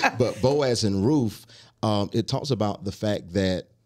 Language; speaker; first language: English; native; English